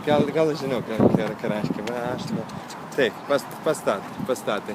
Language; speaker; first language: Lithuanian; non-native, learner; Italian